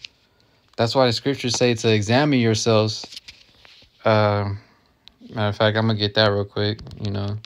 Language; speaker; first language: English; native; English